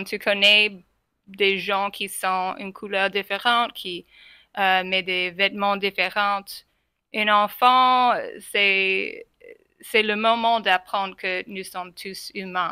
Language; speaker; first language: French; non-native, fluent; English